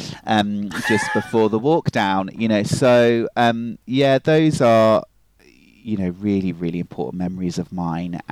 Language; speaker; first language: English; native; English